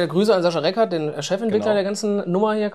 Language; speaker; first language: German; native; German